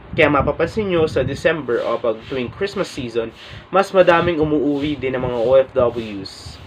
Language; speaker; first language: Filipino; native; Filipino